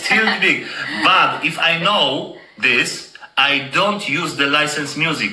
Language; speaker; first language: English; non-native, learner; Polish